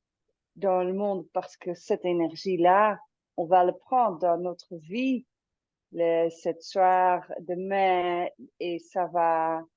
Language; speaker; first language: French; non-native, fluent; Dutch